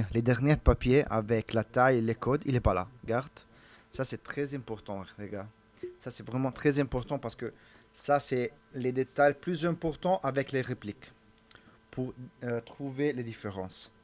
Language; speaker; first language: French; non-native, learner; Italian